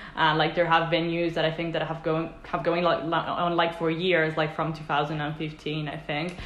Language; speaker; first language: English; non-native, fluent; Italian